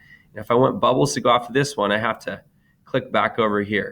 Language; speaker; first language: English; native; English